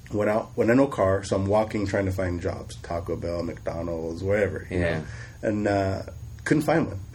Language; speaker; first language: English; native; English